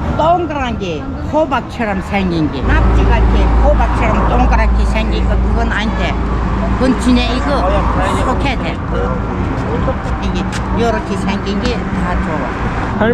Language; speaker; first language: Korean; early bilingual, heritage; Korean